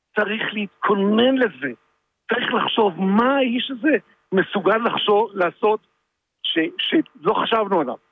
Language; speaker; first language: Hebrew; native; Hebrew